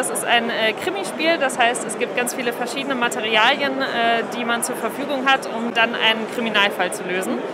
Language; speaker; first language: German; native; German